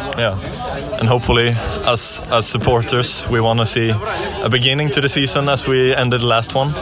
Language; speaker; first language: English; non-native, fluent; Swedish